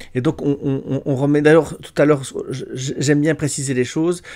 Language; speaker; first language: French; native; French